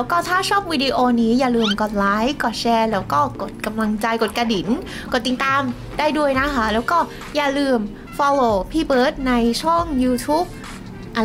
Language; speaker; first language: Thai; non-native, fluent; Vietnamese